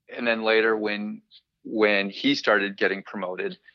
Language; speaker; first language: English; native; English